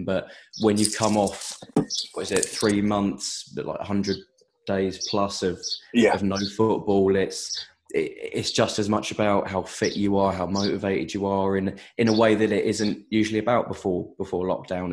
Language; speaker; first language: English; native; English